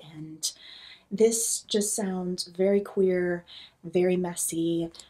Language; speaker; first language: English; native; English